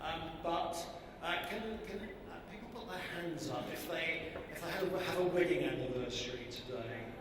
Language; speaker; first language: English; native; English